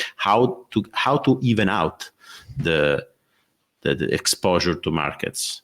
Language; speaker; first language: English; non-native, fluent; Italian